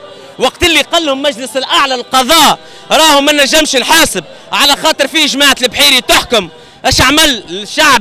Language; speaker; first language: Arabic; native; Arabic